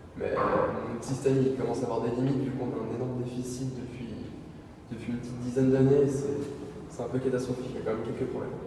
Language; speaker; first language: French; native; French